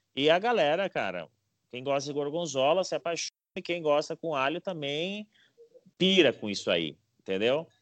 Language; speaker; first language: Portuguese; native; Portuguese